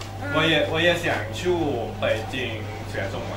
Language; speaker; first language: Chinese; non-native, learner; Thai